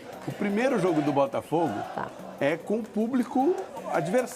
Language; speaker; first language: Portuguese; native; Portuguese